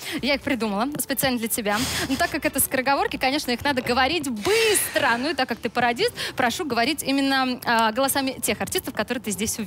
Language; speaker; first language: Russian; native; Russian